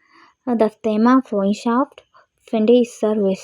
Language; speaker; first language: German; non-native, learner; Malayalam